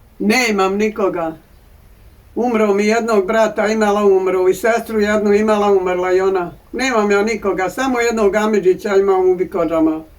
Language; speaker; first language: Bosnian; native; Bosnian